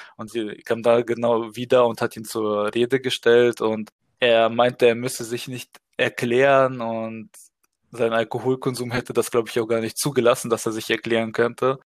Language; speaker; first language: German; early bilingual, other home language; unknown